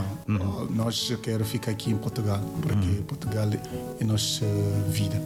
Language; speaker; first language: Portuguese; non-native, learner; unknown